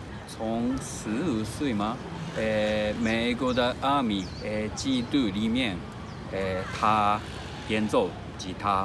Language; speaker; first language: Chinese; non-native, learner; Japanese